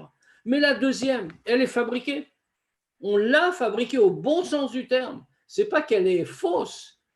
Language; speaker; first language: French; native; French